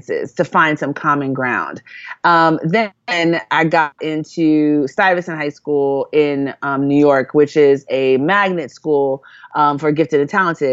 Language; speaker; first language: English; native; English